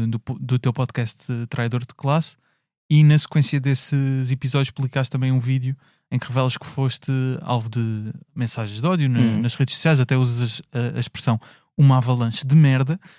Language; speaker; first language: Portuguese; native; Portuguese